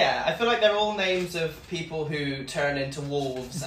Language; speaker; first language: English; native; English